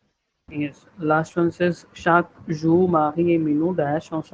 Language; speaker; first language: French; non-native, fluent; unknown